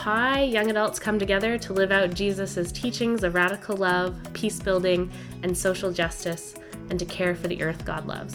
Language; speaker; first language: English; native; English